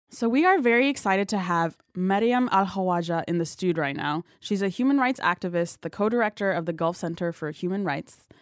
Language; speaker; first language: English; early bilingual, other home language; Amharic